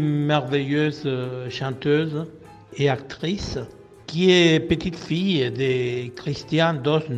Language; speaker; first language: French; non-native, fluent; Spanish